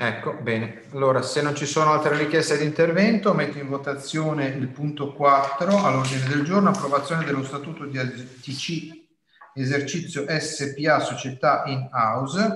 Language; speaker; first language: Italian; native; Italian